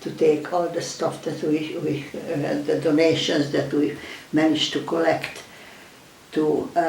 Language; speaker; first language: English; non-native, fluent; Hungarian